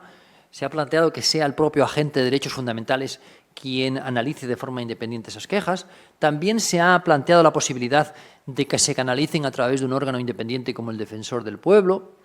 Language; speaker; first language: Spanish; native; Spanish